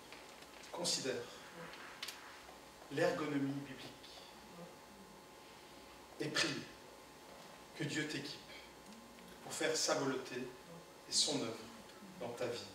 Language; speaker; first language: French; native; French